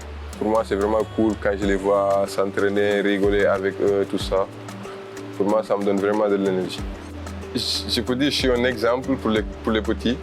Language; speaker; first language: French; non-native, local second language; Wolof